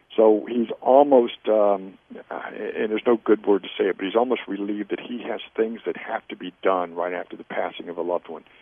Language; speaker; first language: English; native; English